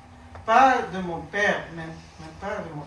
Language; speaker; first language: French; non-native, learner; Spanish